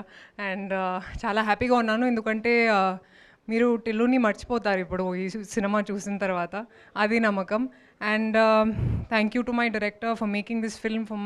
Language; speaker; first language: Telugu; non-native, fluent; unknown